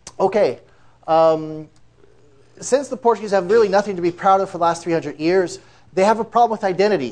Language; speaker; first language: English; native; English